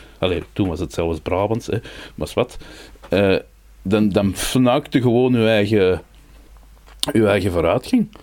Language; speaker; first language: Dutch; native; Dutch